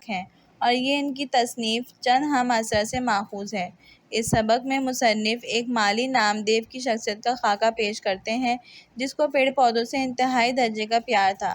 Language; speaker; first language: Urdu; native; Urdu